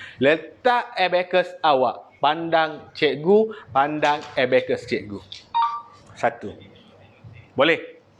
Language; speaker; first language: Malay; native; Malay